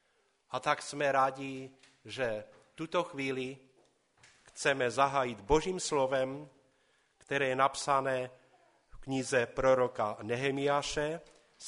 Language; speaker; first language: Czech; non-native, local second language; Polish